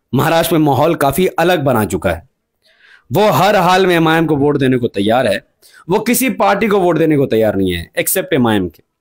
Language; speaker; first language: Hindi; non-native, local second language; Urdu